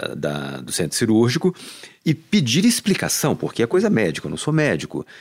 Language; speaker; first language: Portuguese; native; Portuguese